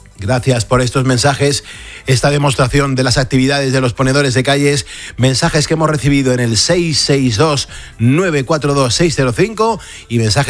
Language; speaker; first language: Spanish; native; Spanish